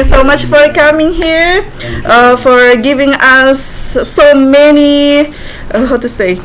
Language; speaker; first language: English; non-native, learner; Indonesian